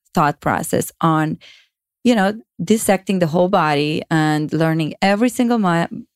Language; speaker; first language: English; non-native, fluent; Romanian